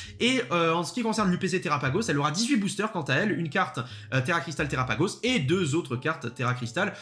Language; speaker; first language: French; native; French